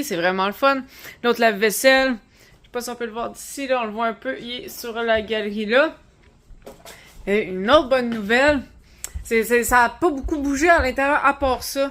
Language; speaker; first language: French; native; French